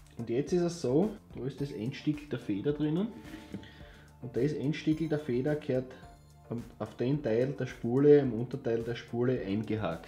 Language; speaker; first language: German; native; German